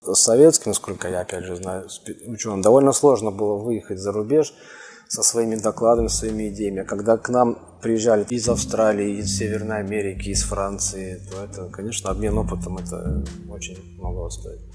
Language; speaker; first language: Russian; native; Russian